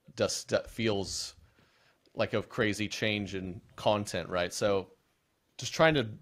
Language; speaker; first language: English; native; English